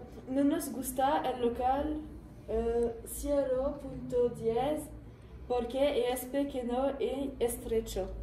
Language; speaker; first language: Spanish; non-native, learner; French